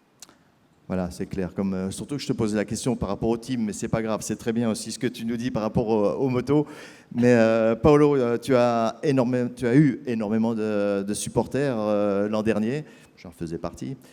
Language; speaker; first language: French; native; French